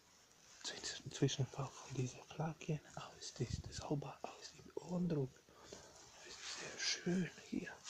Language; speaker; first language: German; non-native, learner; Bosnian